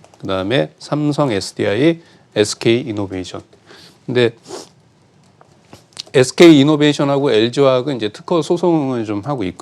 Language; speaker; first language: Korean; native; Korean